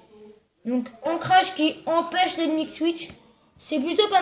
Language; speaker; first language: French; native; French